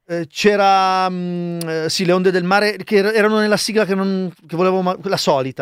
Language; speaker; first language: Italian; native; Italian